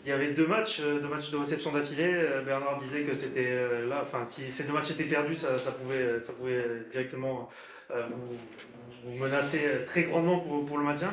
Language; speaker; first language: French; native; French